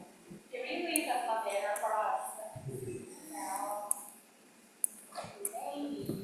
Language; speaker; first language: English; non-native, learner; Korean